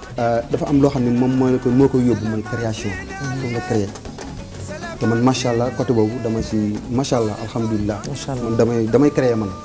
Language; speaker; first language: Wolof; native; Wolof